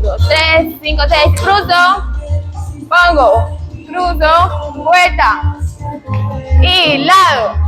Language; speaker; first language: Spanish; native; Spanish